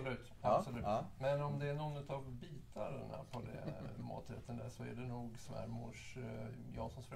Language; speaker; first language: Swedish; native; Swedish